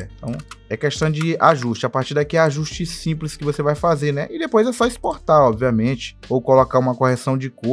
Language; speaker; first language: Portuguese; native; Portuguese